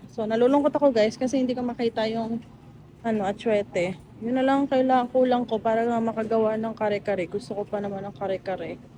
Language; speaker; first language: Filipino; native; Filipino